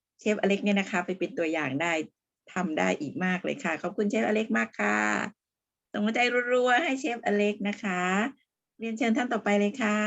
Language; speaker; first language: Thai; native; Thai